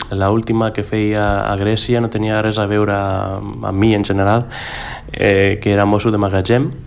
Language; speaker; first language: Catalan; non-native, fluent; Greek